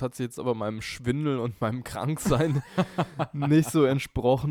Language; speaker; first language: German; native; German